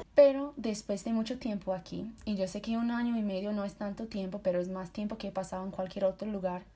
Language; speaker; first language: Spanish; non-native, fluent; English